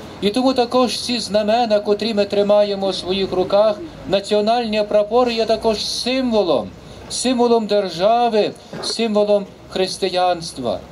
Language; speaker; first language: Ukrainian; native; Ukrainian